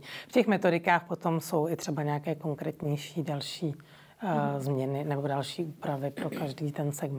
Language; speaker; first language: Czech; native; Czech